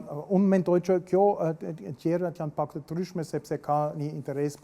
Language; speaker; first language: Albanian; non-native, fluent; German